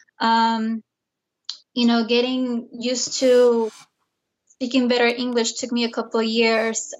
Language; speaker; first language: English; early bilingual, other home language; Spanish